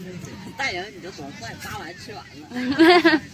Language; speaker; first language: Chinese; native; Chinese